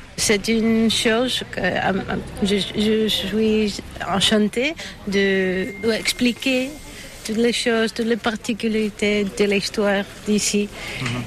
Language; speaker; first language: French; non-native, learner; Bulgarian